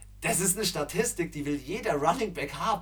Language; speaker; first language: German; native; German